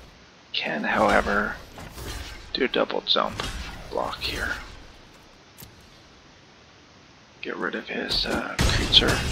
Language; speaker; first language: English; native; English